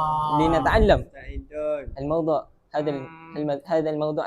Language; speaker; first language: Arabic; non-native, learner; Malay